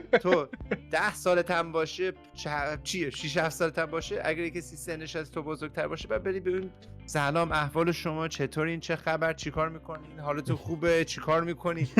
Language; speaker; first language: Persian; early bilingual, heritage; Persian